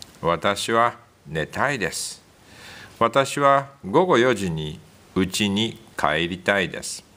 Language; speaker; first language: Japanese; non-native, learner; English